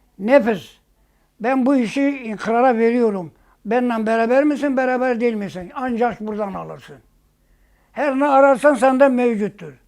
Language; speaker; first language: Turkish; non-native, local second language; Zaza